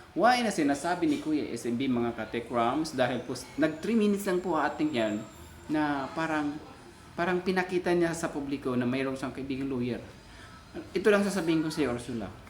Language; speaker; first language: Filipino; non-native, local second language; Cebuano